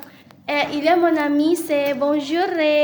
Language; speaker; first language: French; non-native, learner; Indonesian